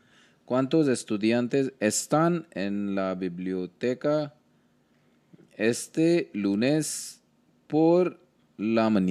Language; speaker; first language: Spanish; non-native, learner; Hindi